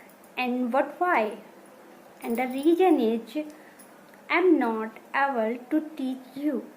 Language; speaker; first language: English; non-native, learner; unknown